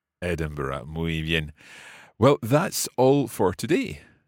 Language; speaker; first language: English; native; English